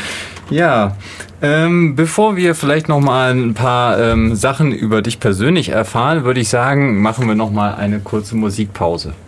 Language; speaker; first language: German; native; German